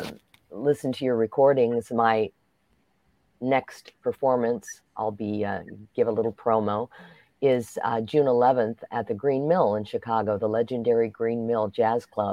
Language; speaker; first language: English; native; English